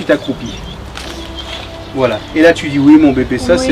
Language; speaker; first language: French; native; French